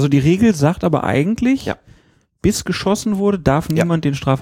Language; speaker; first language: German; native; German